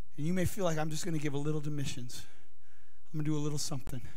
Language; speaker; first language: English; native; English